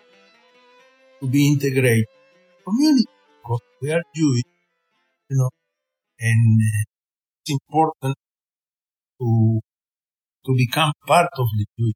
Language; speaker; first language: English; non-native, fluent; Spanish